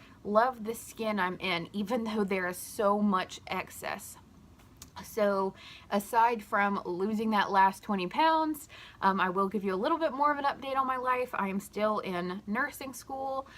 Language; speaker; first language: English; native; English